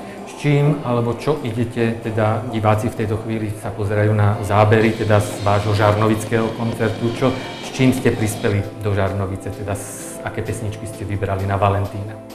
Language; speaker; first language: Slovak; native; Slovak